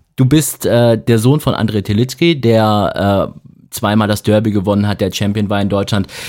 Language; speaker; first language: German; native; German